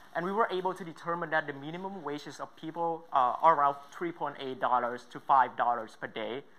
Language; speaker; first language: English; non-native, fluent; Vietnamese